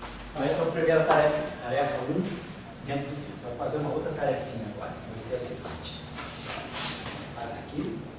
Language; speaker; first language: Portuguese; native; Portuguese